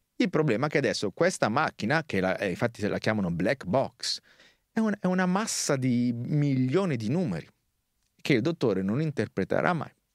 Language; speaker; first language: Italian; native; Italian